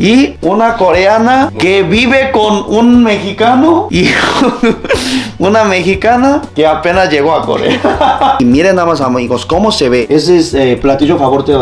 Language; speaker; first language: Spanish; non-native, fluent; Korean